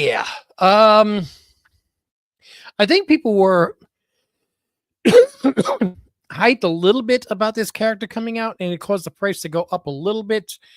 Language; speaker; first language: English; native; English